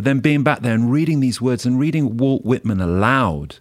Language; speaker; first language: English; native; English